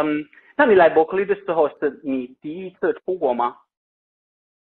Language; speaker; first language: Chinese; non-native, fluent; Italian